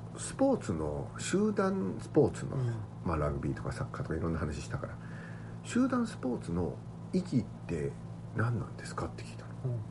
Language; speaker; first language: Japanese; native; Japanese